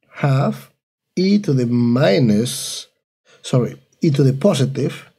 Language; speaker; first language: English; non-native, fluent; Spanish